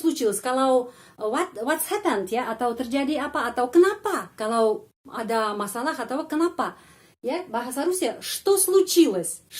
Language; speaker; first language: Indonesian; non-native, fluent; Russian